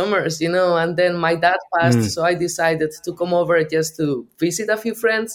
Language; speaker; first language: English; non-native, fluent; Spanish